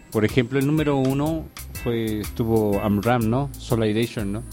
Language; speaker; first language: Spanish; native; Spanish